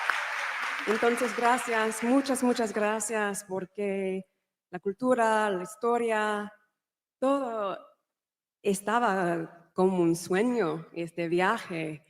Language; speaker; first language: Spanish; non-native, learner; English